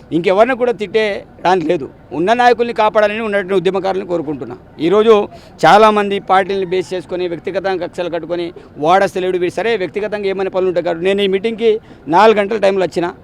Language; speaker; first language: Telugu; non-native, local second language; Gondi